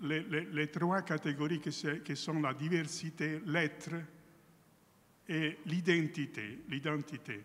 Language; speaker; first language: French; non-native, fluent; Italian